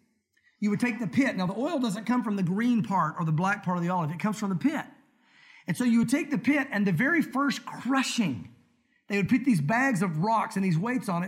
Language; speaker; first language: English; native; English